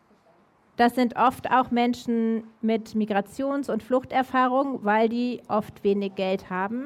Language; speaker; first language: German; native; German